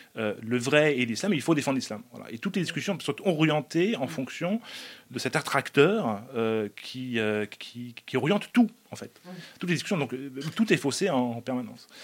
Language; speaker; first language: French; native; French